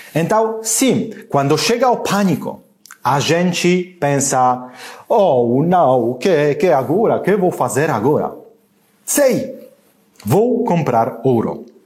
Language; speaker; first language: Portuguese; non-native, learner; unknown